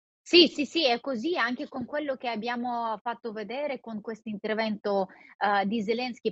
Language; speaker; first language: Italian; non-native, fluent; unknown